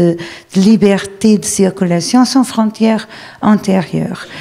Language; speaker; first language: French; non-native, fluent; Portuguese